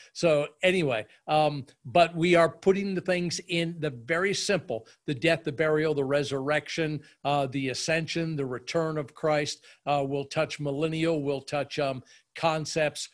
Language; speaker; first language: English; native; English